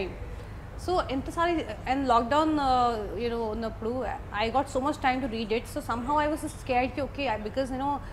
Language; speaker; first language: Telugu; non-native, local second language; Hindi